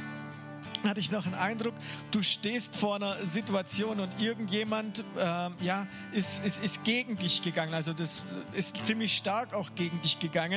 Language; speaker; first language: German; native; German